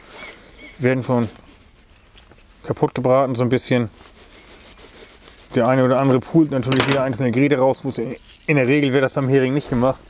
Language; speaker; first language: German; native; German